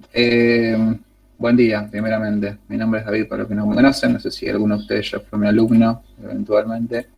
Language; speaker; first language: Spanish; native; Spanish